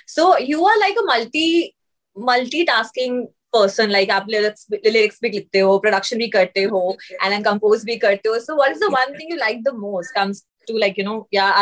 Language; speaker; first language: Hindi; native; Hindi